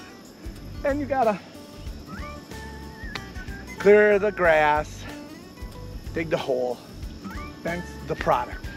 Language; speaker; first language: English; native; English